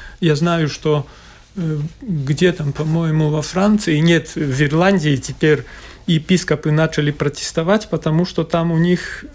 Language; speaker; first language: Russian; non-native, local second language; Latvian